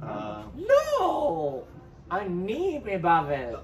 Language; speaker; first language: Hebrew; non-native, learner; English